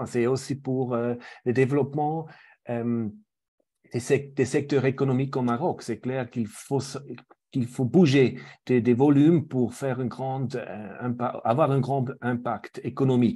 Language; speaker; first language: French; non-native, fluent; German